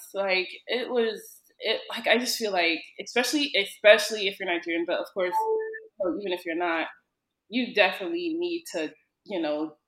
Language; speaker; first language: English; early bilingual, other home language; Yoruba